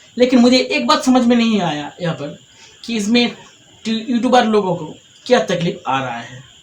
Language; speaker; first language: Hindi; non-native, local second language; Bangla